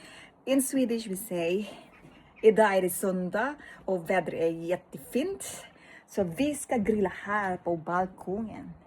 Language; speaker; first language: Swedish; non-native, fluent; Cebuano